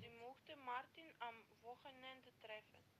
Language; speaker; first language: German; non-native, learner; Macedonian